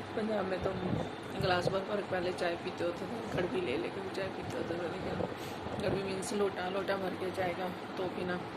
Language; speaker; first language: Hindi; non-native, local second language; Punjabi